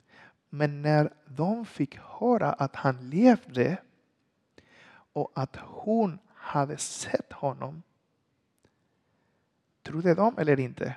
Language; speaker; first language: Swedish; non-native, learner; Spanish